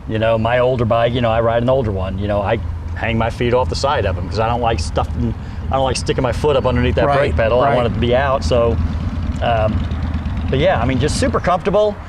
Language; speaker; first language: English; native; English